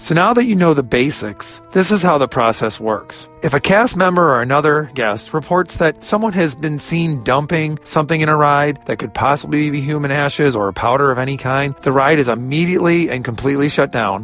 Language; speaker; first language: English; native; English